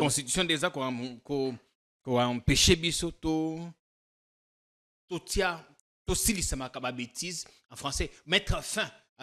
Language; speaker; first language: French; non-native, local second language; Lingala